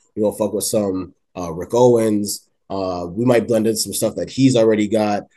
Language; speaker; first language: English; native; English